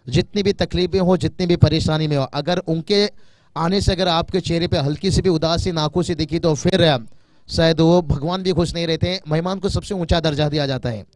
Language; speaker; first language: Hindi; non-native, local second language; Marathi